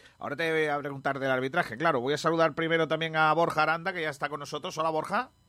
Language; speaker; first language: Spanish; native; Spanish